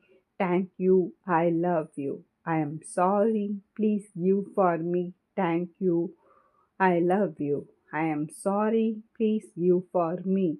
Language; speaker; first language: English; non-native, learner; Tamil